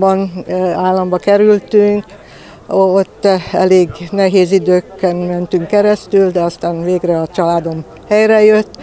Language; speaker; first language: Hungarian; early bilingual, heritage; Hungarian